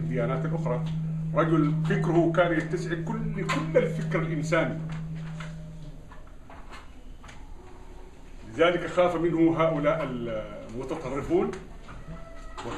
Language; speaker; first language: Arabic; native; Arabic